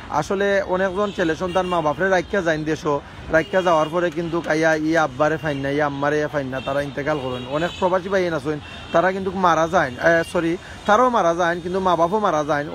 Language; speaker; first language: Bangla; native; Bangla